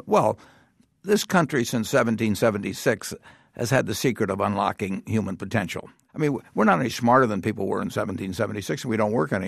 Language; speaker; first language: English; native; English